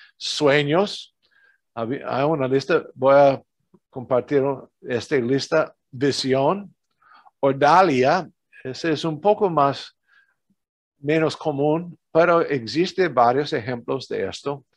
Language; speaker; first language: Spanish; non-native, fluent; English